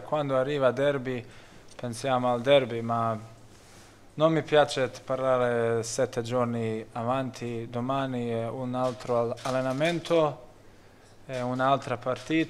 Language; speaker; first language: Italian; non-native, learner; Bosnian